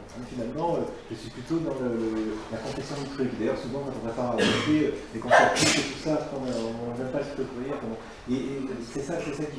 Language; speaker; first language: French; native; French